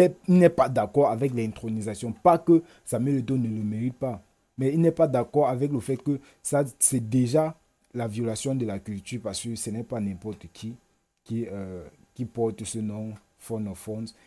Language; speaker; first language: French; native; French